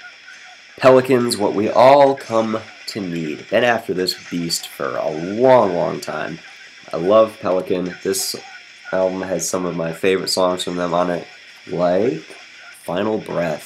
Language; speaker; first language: English; native; English